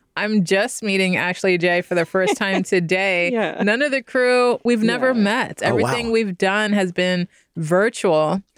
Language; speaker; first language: English; native; English